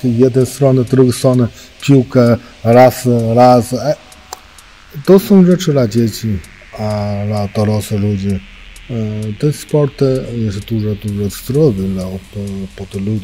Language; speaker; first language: Polish; non-native, learner; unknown